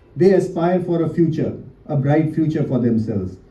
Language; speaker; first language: English; non-native, local second language; Hindi